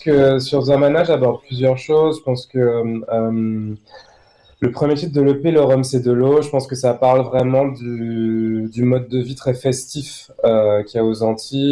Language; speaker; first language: French; native; French